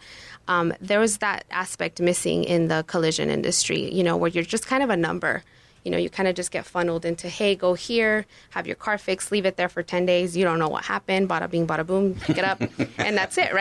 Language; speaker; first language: English; non-native, fluent; Spanish